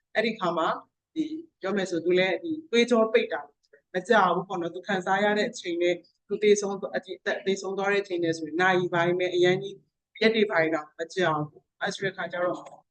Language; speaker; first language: Burmese; native; Burmese